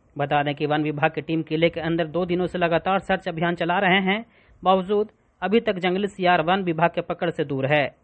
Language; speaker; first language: Hindi; native; Hindi